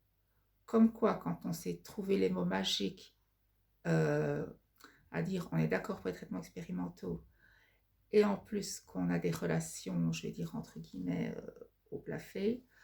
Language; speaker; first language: French; native; French